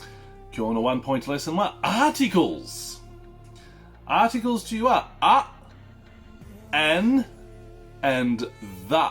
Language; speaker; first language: Japanese; non-native, learner; English